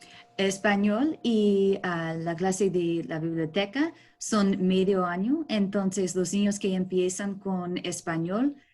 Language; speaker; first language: Spanish; non-native, learner; English